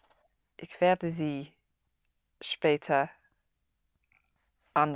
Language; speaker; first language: German; non-native, learner; English